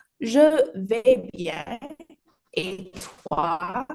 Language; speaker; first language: French; non-native, learner; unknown